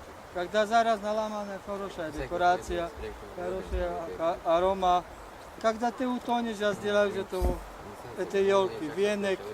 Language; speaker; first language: Russian; non-native, learner; Slovak